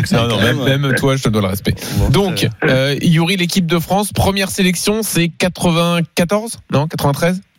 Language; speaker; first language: French; native; French